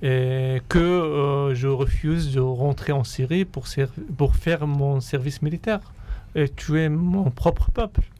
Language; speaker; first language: French; non-native, fluent; Arabic